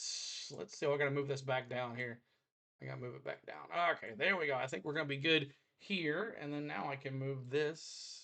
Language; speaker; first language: English; native; English